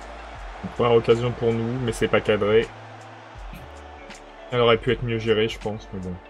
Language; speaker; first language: French; native; French